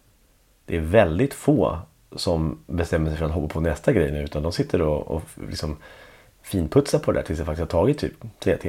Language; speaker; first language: Swedish; native; Swedish